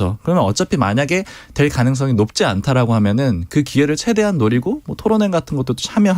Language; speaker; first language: Korean; native; Korean